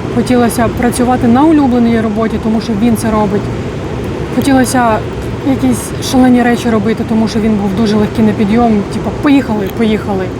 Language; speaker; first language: Ukrainian; non-native, local second language; Russian